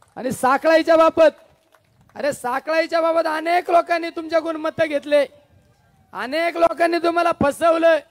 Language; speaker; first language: Marathi; native; Marathi